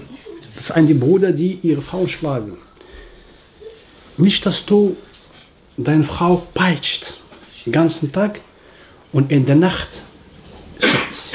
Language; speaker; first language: German; non-native, learner; Arabic